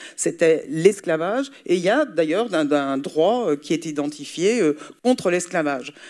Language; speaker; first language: French; native; French